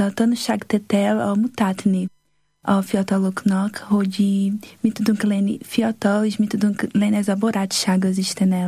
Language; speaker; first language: Hungarian; non-native, learner; Portuguese